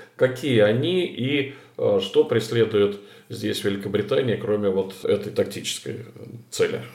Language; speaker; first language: Russian; native; Russian